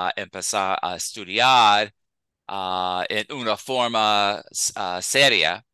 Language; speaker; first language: Spanish; non-native, fluent; English